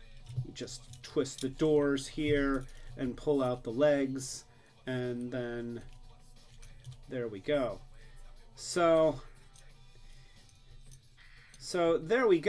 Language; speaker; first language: English; native; English